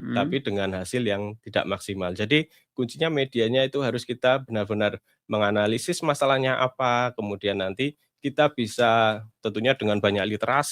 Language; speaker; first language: Indonesian; native; Indonesian